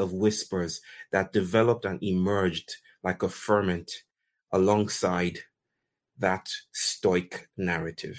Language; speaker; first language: English; non-native, local second language; Yoruba